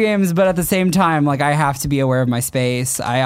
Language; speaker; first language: English; native; English